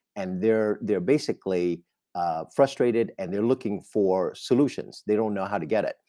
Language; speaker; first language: English; non-native, fluent; Vietnamese